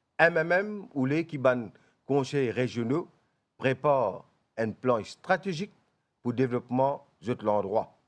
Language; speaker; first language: French; non-native, local second language; Morisyen